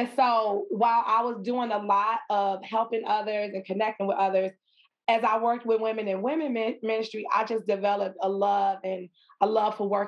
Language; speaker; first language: English; native; English